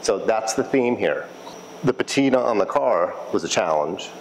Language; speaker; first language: English; native; English